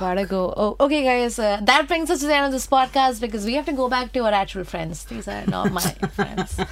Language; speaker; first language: English; non-native, local second language; Hindi